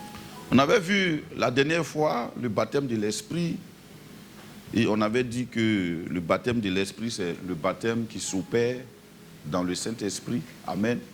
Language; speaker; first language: French; native; French